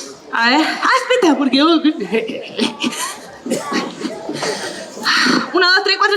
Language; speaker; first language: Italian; non-native, learner; Spanish